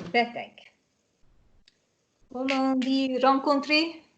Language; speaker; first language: French; non-native, fluent; Hungarian